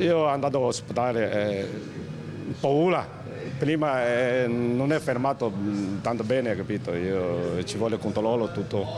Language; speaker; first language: Italian; non-native, local second language; Chinese